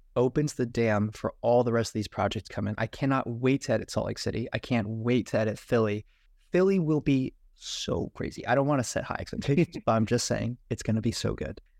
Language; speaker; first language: English; native; English